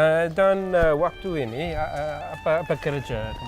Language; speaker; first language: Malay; non-native, learner; English